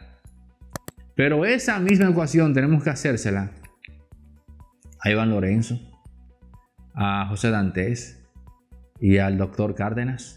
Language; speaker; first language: Spanish; native; Spanish